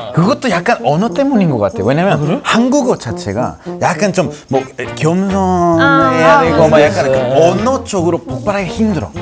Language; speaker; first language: Korean; non-native, fluent; Spanish